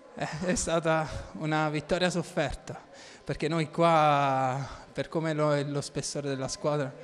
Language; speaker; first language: Italian; native; Italian